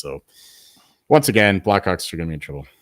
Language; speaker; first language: English; native; English